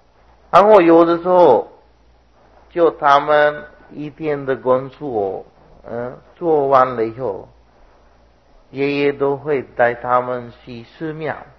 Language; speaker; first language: Chinese; non-native, fluent; Sinhala